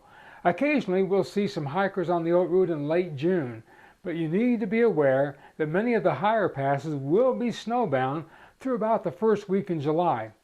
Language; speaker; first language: English; native; English